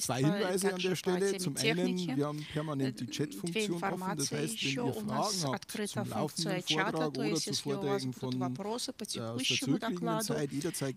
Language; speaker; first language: German; native; German